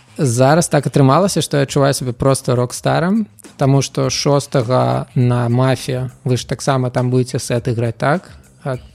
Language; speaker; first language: Belarusian; non-native, local second language; Russian